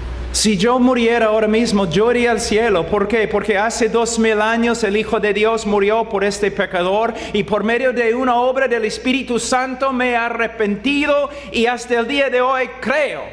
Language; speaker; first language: Spanish; non-native, fluent; English